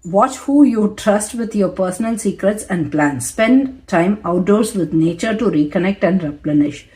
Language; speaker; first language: English; non-native, local second language; Tamil